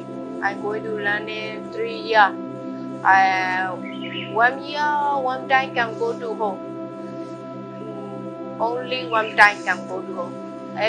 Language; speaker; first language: English; non-native, learner; Burmese